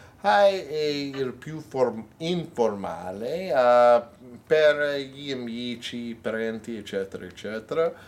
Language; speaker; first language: Italian; non-native, learner; English